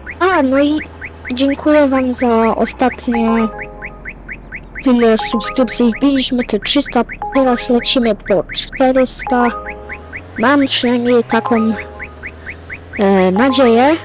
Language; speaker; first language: Polish; native; Polish